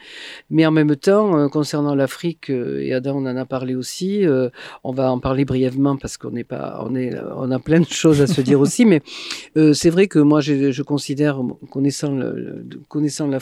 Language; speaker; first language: French; native; French